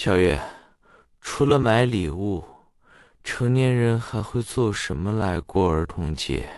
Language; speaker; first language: Chinese; non-native, fluent; English